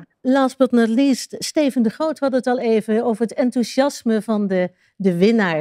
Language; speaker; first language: Dutch; native; Dutch